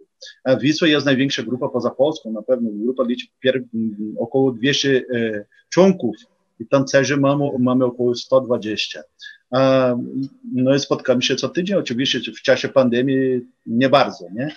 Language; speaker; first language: Polish; early bilingual, heritage; Polish